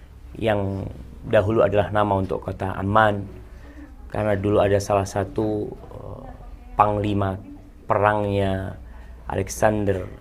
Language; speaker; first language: Indonesian; native; Indonesian